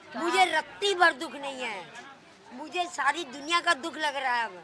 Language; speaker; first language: Hindi; native; Hindi